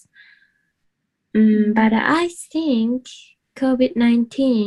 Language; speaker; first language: English; non-native, learner; Japanese